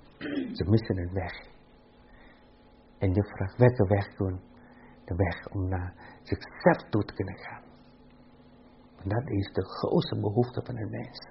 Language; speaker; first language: Dutch; non-native, fluent; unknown